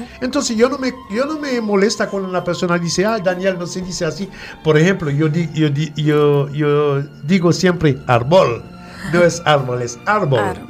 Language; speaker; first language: Spanish; non-native, fluent; French